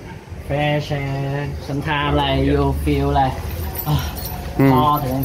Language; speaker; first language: English; non-native, learner; Vietnamese